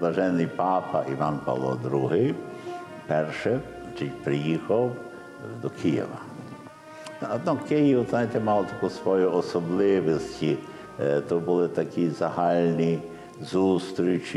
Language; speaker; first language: Ukrainian; early bilingual, heritage; Ukrainian